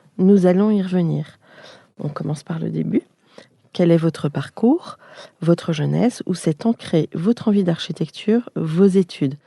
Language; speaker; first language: French; native; French